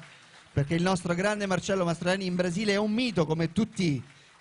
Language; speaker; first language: Italian; native; Italian